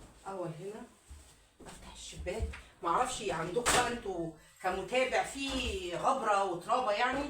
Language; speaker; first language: Arabic; native; Arabic